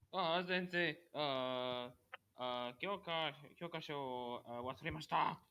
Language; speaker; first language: Japanese; non-native, learner; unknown